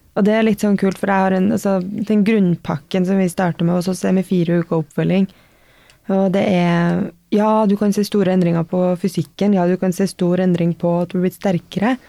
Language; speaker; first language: Norwegian; native; Norwegian